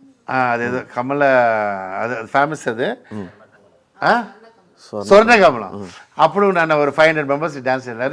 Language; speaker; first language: Telugu; non-native, learner; Tamil